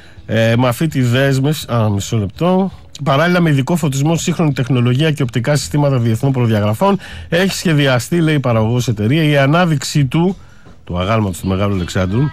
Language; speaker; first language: Greek; native; Greek